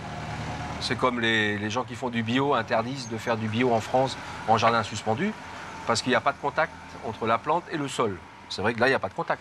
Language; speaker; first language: French; native; French